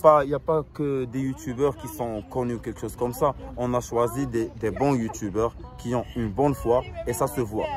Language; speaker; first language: French; non-native, local second language; Arabic